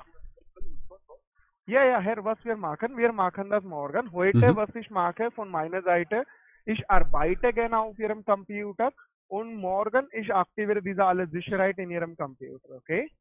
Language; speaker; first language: German; non-native, learner; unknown